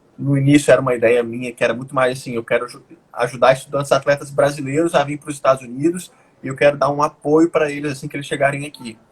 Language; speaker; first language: Portuguese; native; Portuguese